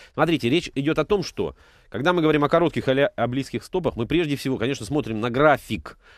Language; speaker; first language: Russian; native; Russian